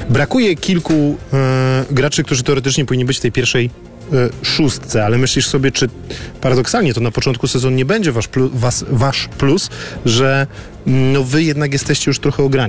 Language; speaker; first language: Polish; native; Polish